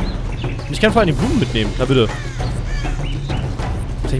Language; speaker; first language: German; native; German